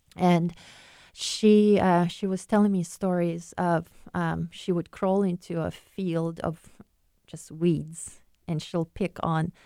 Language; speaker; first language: English; non-native, fluent; Ukrainian